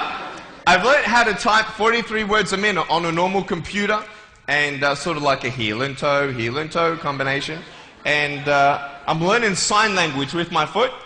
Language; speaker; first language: English; native; English